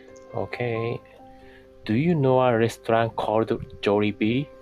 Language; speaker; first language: English; non-native, learner; Japanese